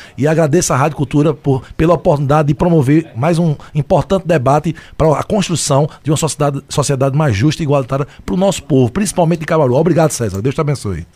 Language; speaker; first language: Portuguese; native; Portuguese